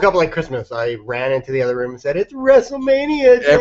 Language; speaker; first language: English; native; English